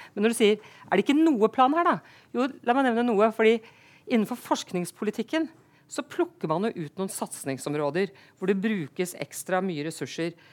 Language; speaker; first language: Norwegian; native; Norwegian